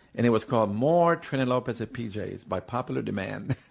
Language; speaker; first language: English; native; English